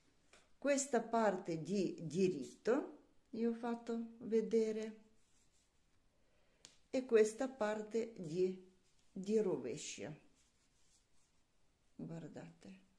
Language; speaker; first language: Italian; non-native, learner; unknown